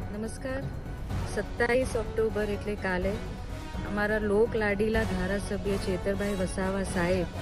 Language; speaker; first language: Gujarati; native; Gujarati